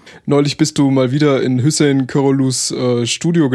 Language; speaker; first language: German; native; German